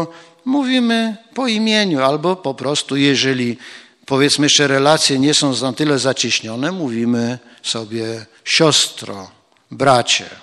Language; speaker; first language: Polish; native; Polish